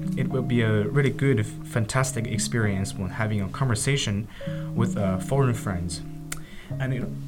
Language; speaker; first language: English; non-native, fluent; Chinese